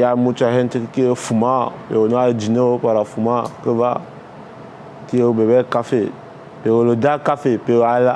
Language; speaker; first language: Spanish; non-native, learner; Arabic